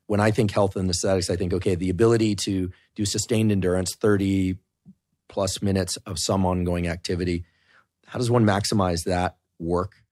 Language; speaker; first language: English; native; English